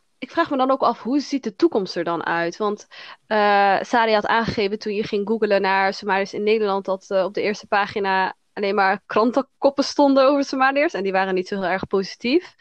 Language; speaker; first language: Dutch; early bilingual, other home language; Somali